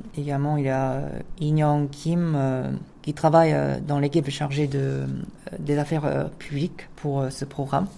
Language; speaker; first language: French; non-native, fluent; Korean